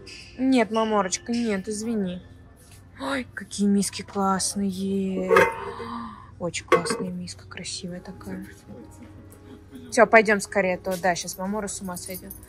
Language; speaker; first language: Russian; native; Russian